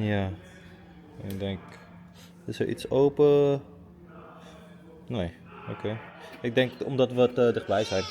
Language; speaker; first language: Dutch; early bilingual, other home language; Filipino